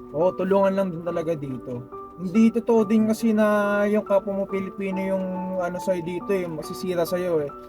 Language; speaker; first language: Filipino; native; Filipino